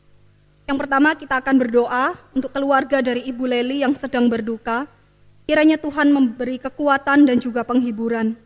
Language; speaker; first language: Indonesian; native; Indonesian